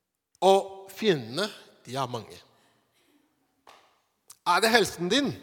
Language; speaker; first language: Norwegian; non-native, fluent; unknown